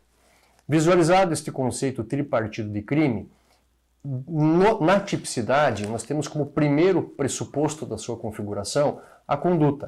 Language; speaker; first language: Portuguese; native; Portuguese